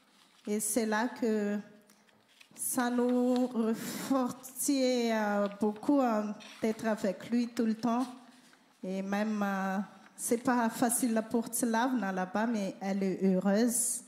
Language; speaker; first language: French; non-native, learner; Malagasy